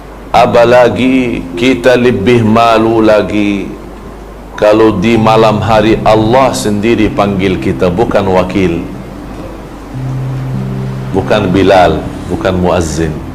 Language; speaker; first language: Indonesian; non-native, fluent; Arabic